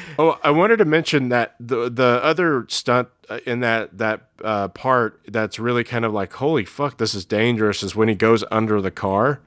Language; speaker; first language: English; native; English